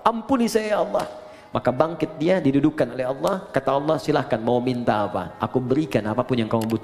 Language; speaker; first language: Indonesian; native; Indonesian